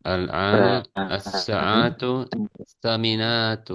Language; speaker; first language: Arabic; non-native, learner; Indonesian